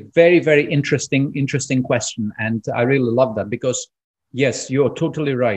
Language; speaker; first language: English; non-native, fluent; Czech